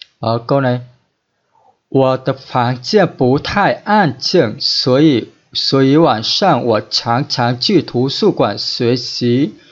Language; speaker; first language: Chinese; non-native, fluent; Vietnamese